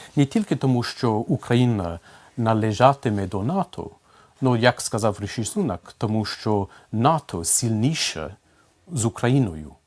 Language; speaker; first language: Ukrainian; non-native, fluent; English